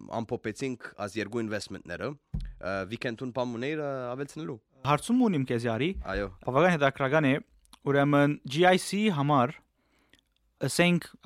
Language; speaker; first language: Armenian; early bilingual, heritage; Armenian